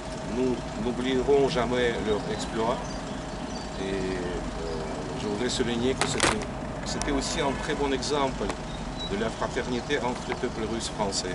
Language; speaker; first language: French; non-native, fluent; Russian